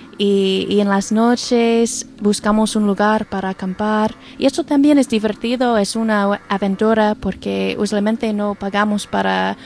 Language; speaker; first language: Spanish; non-native, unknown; English